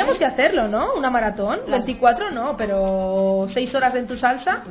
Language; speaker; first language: Spanish; native; Spanish